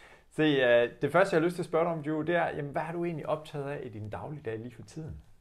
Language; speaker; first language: Danish; native; Danish